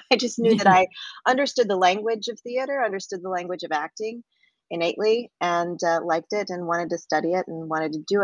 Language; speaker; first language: English; native; English